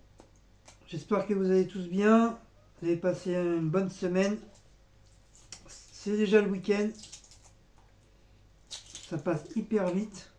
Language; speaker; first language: French; native; French